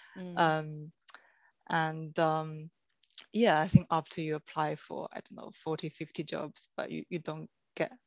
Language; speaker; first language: English; non-native, fluent; Chinese